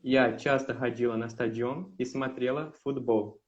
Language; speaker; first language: Russian; non-native, learner; Portuguese